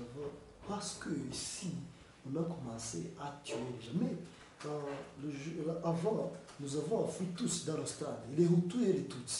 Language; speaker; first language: French; non-native, learner; Kinyarwanda